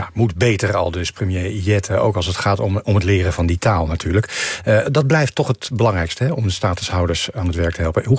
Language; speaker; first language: Dutch; native; Dutch